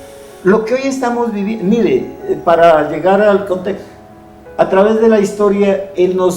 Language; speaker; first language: Spanish; native; Spanish